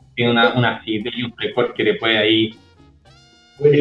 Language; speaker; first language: Spanish; native; Spanish